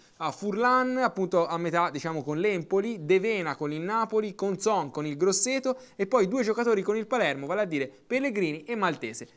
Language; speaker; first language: Italian; native; Italian